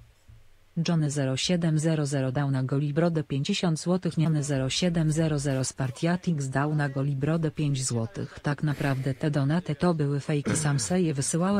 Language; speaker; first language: Polish; native; Polish